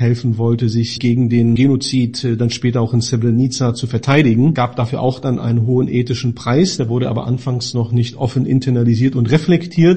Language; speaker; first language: German; native; German